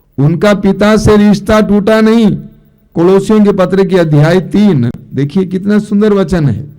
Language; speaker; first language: Hindi; non-native, local second language; Malayalam